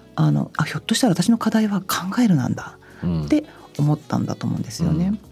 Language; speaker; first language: Japanese; native; Japanese